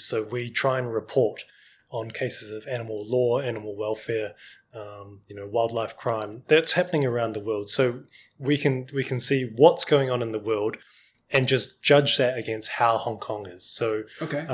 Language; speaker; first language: English; native; English